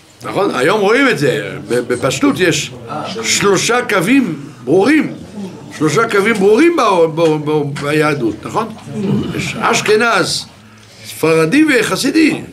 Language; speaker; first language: Hebrew; non-native, fluent; French